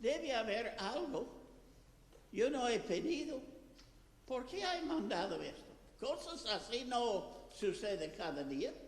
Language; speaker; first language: Spanish; non-native, fluent; English